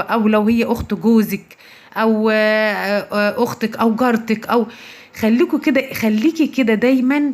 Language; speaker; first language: Arabic; native; Arabic